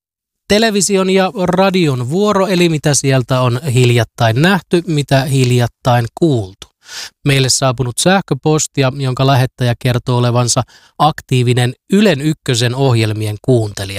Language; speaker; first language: Finnish; native; Finnish